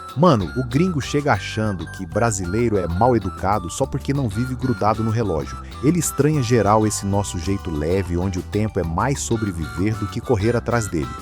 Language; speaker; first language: Portuguese; native; Portuguese